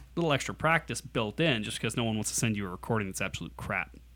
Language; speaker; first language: English; native; English